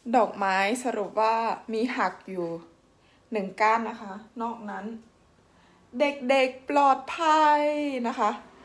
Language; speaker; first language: Thai; native; Thai